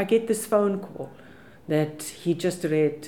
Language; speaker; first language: English; non-native, local second language; Afrikaans